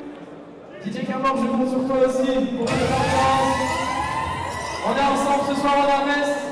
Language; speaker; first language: French; native; French